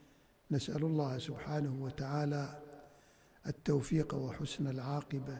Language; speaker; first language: Arabic; native; Arabic